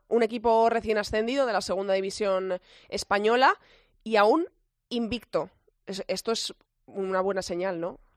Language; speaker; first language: Spanish; native; Spanish